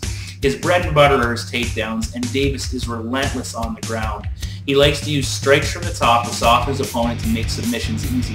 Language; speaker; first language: English; native; English